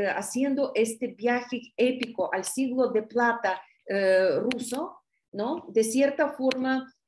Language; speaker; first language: Spanish; non-native, fluent; Russian